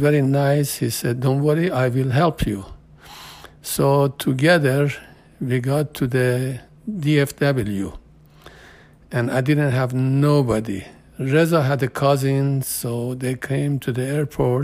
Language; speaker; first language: English; non-native, fluent; Persian